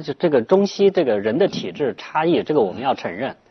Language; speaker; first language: Chinese; native; Chinese